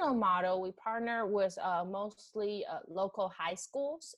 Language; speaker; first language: English; non-native, fluent; Chinese